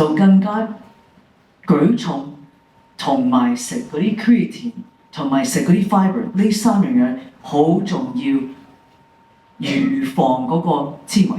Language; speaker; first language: Cantonese; early bilingual, heritage; English